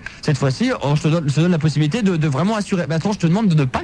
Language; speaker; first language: French; native; French